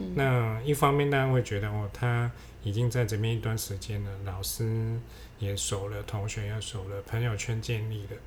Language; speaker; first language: Chinese; non-native, fluent; Cantonese